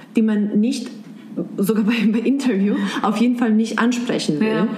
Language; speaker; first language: German; non-native, fluent; Serbian